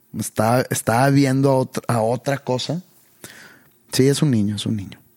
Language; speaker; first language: Spanish; native; Spanish